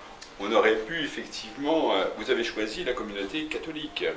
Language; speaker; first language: French; native; French